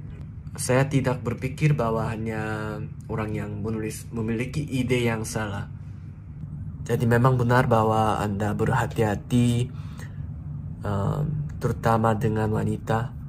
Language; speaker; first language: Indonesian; non-native, learner; Korean